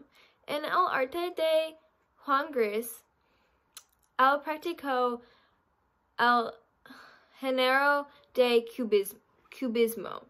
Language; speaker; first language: Spanish; non-native, learner; English